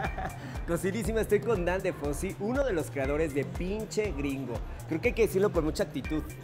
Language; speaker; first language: Spanish; native; Spanish